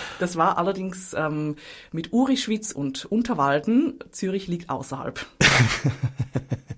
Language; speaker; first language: German; native; German